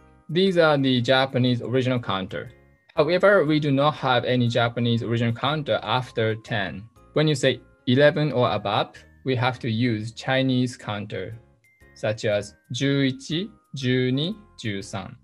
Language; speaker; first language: English; non-native, fluent; Japanese